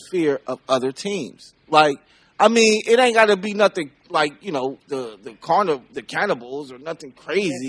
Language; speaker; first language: English; native; English